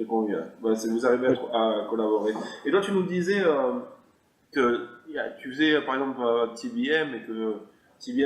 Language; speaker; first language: French; native; French